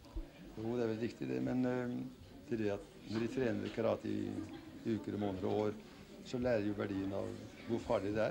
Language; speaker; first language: Norwegian; native; Norwegian